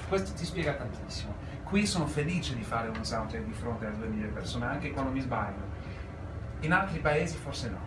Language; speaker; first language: Italian; non-native, fluent; English